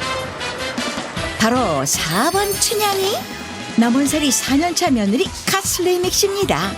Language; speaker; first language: Korean; native; Korean